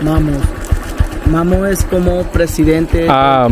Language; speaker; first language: Spanish; non-native, local second language; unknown